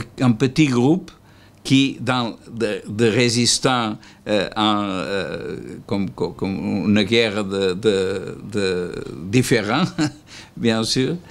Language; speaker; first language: French; non-native, learner; Portuguese